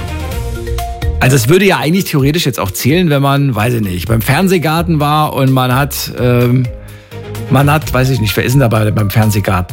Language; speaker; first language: German; native; German